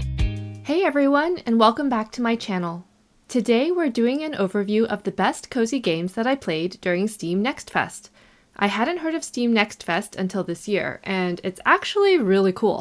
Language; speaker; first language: English; native; English